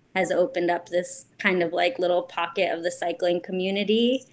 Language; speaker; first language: English; native; English